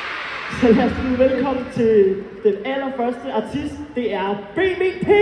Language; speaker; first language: Danish; native; Danish